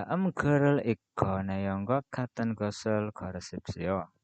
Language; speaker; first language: Korean; non-native, fluent; Indonesian